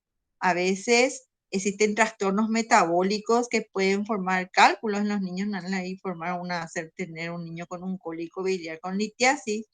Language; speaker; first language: Spanish; native; Spanish